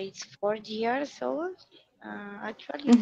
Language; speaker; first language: English; non-native, learner; Spanish